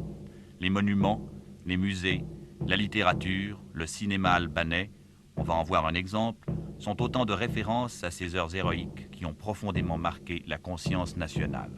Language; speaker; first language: French; native; French